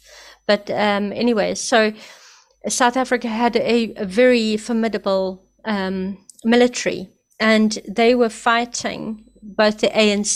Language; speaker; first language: English; native; English